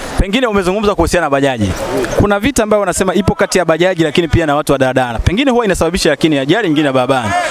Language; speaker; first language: Swahili; native; Swahili